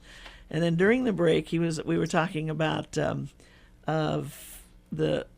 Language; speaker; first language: English; native; English